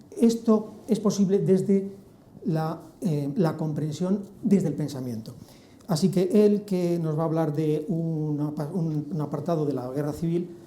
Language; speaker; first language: Spanish; native; Spanish